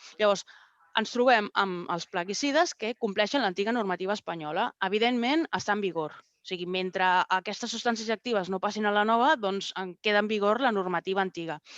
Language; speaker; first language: Catalan; non-native, local second language; Spanish